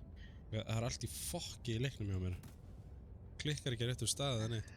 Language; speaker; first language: Icelandic; native; Icelandic